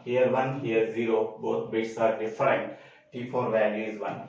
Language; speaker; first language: English; non-native, local second language; Telugu